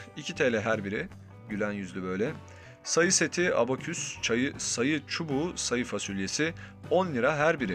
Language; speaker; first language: Turkish; native; Turkish